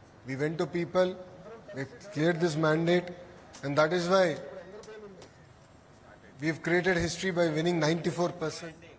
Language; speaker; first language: English; non-native, local second language; Telugu